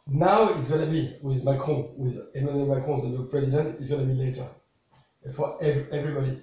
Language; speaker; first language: English; non-native, learner; French